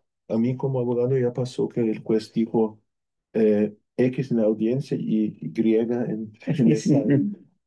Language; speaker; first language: Spanish; non-native, fluent; German